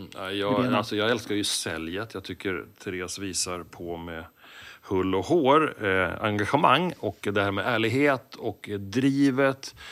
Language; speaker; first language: Swedish; native; Swedish